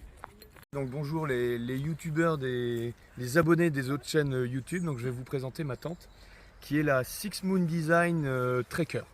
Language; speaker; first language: French; native; French